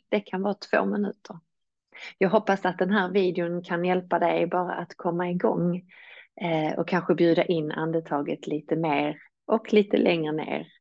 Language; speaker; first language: Swedish; native; Swedish